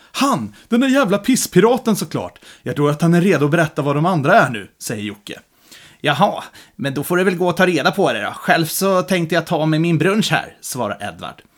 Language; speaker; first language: Swedish; native; Swedish